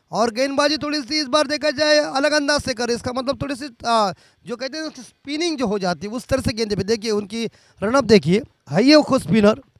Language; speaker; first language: Hindi; non-native, local second language; Marathi